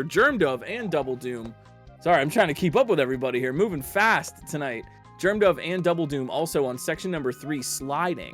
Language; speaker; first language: English; native; English